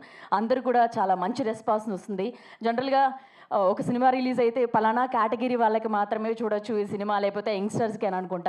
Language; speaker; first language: Telugu; native; Telugu